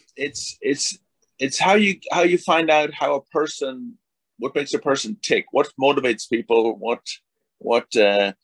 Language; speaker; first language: English; native; English